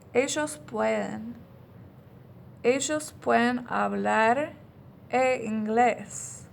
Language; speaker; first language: Spanish; non-native, fluent; English